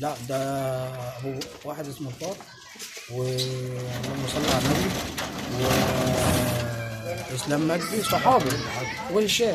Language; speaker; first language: Arabic; native; Arabic